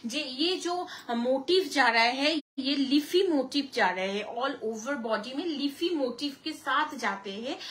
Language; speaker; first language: Hindi; non-native, local second language; Bangla